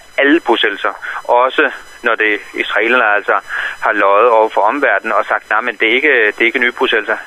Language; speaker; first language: Danish; non-native, fluent; Arabic